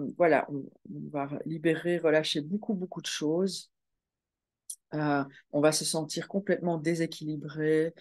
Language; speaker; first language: French; native; French